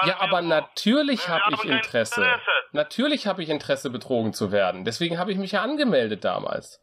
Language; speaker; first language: German; native; German